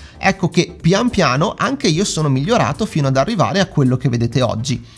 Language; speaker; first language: Italian; native; Italian